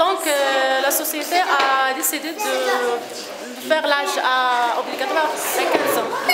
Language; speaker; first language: French; non-native, learner; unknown